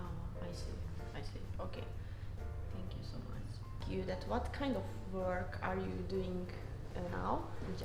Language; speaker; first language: English; non-native, fluent; Japanese